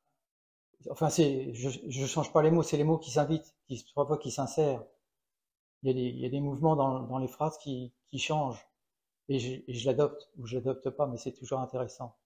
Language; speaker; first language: French; native; French